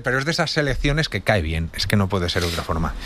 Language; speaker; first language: Spanish; native; Spanish